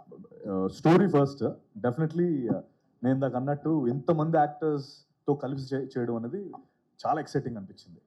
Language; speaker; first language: Telugu; native; Telugu